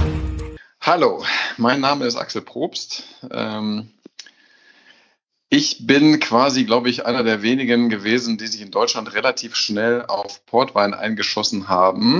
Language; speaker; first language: German; native; German